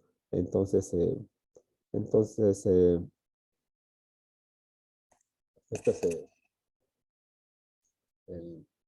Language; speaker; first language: Spanish; native; Spanish